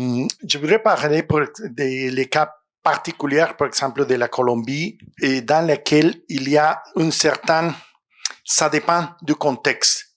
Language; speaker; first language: French; non-native, fluent; Spanish